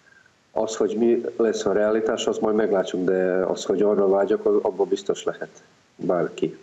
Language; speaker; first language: Hungarian; non-native, fluent; Serbian